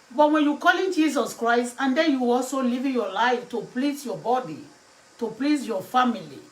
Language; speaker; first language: English; non-native, local second language; Yoruba